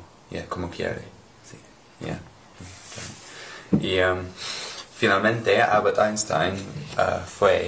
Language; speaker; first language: Spanish; non-native, learner; English